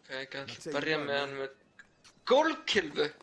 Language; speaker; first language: Icelandic; early bilingual, heritage; Icelandic